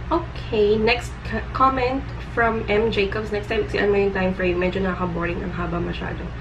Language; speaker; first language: English; non-native, local second language; Filipino